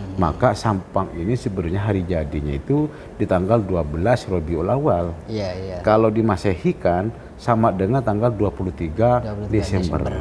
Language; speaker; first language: Indonesian; native; Indonesian